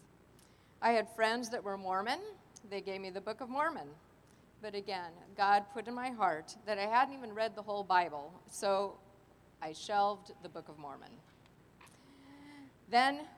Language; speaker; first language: English; native; English